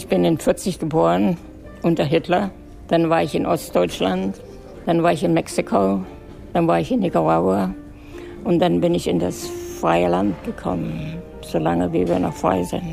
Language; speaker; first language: German; native; German